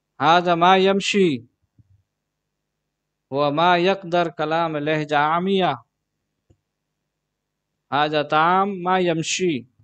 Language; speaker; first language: Arabic; non-native, learner; Urdu